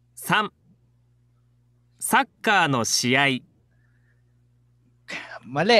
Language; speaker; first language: Japanese; non-native, learner; Filipino